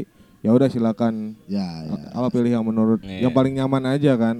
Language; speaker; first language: Indonesian; native; Indonesian